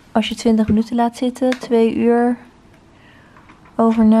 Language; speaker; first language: Dutch; native; Dutch